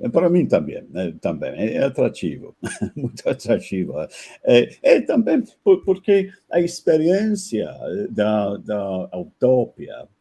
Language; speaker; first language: Portuguese; non-native, fluent; English